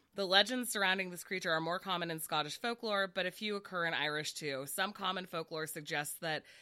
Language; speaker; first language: English; native; English